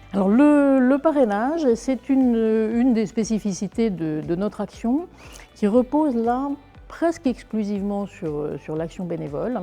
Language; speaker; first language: French; native; French